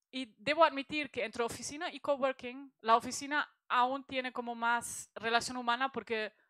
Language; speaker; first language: Spanish; non-native, fluent; German